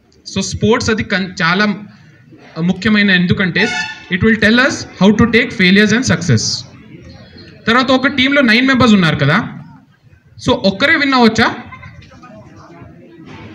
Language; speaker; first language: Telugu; non-native, learner; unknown